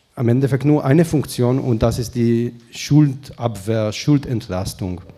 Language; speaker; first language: German; non-native, fluent; Hebrew